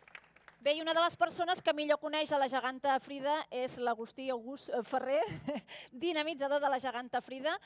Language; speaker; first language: Catalan; native; Catalan